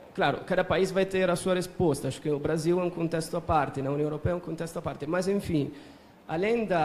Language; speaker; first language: Portuguese; non-native, fluent; Italian